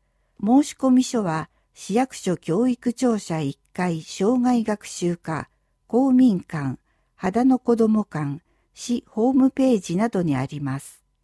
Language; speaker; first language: Japanese; native; Japanese